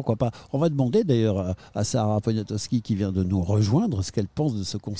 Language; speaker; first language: French; native; French